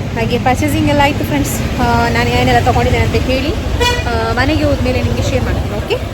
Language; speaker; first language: Kannada; native; Kannada